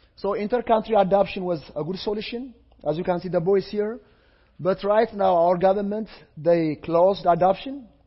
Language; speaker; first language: English; non-native, fluent; Amharic